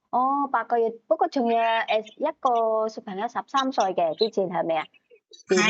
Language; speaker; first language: Cantonese; native; Cantonese